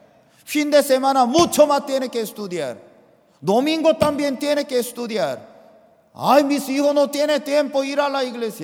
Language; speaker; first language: Spanish; non-native, fluent; Korean